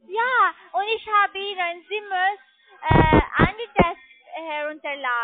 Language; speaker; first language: German; non-native, learner; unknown